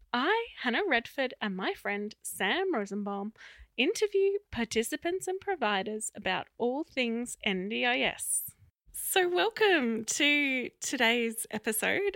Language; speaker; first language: English; native; English